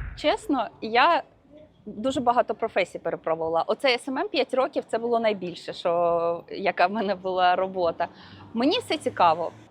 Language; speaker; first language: Ukrainian; non-native, local second language; Russian